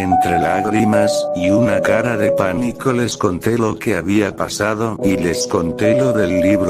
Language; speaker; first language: Spanish; native; Spanish